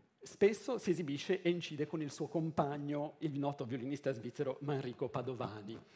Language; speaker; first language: Italian; native; Italian